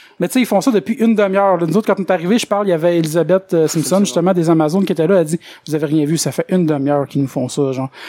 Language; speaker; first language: French; native; French